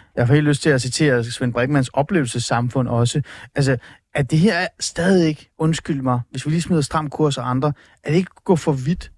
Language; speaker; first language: Danish; early bilingual, other home language; Persian